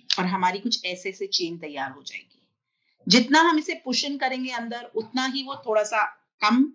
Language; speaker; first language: Hindi; native; Hindi